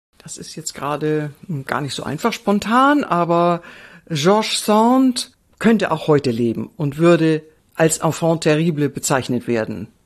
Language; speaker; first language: German; native; German